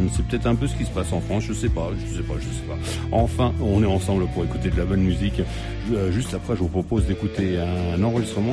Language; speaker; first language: French; native; French